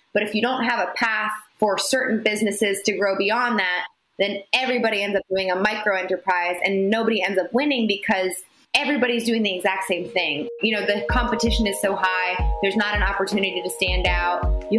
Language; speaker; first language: English; native; English